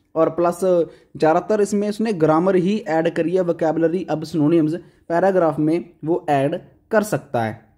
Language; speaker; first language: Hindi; non-native, local second language; Punjabi